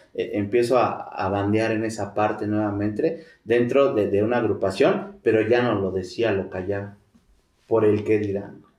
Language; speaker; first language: Spanish; native; Spanish